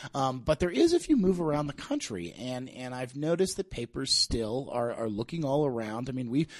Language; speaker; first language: English; native; English